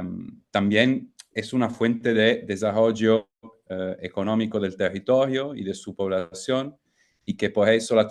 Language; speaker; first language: Spanish; non-native, fluent; Italian